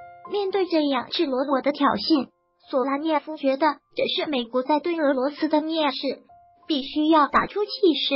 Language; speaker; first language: Chinese; native; Chinese